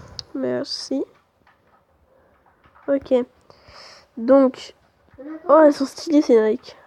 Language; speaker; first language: French; native; French